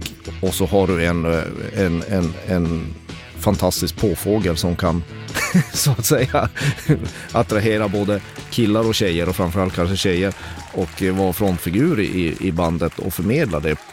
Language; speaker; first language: Swedish; native; Swedish